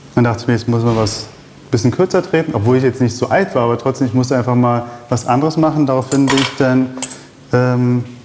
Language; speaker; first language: German; early bilingual, other home language; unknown